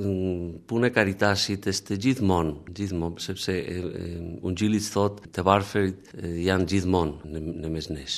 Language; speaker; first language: Albanian; non-native, learner; Spanish